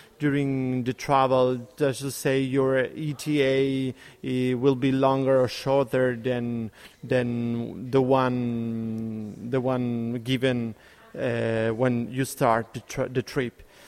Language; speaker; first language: English; non-native, fluent; Italian